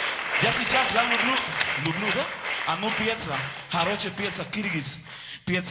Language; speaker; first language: Russian; non-native, learner; Spanish